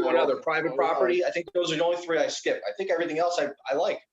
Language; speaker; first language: English; native; English